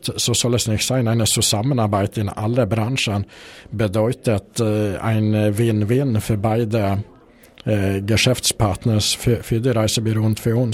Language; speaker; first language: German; non-native, fluent; Swedish